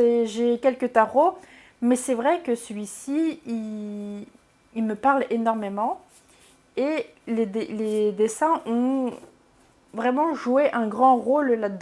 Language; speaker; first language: French; native; French